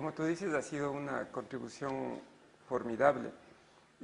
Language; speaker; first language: Spanish; native; Spanish